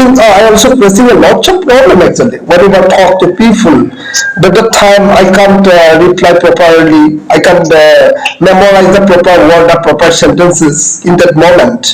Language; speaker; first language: English; non-native, learner; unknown